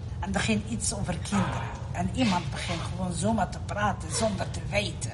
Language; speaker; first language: Dutch; non-native, learner; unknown